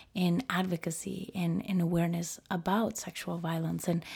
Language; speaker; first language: English; early bilingual, other home language; Spanish